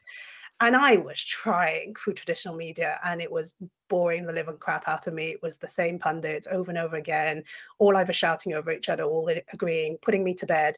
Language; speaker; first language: English; non-native, fluent; French